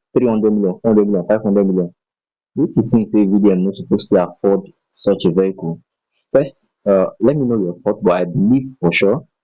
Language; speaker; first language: Nigerian Pidgin; native; Nigerian Pidgin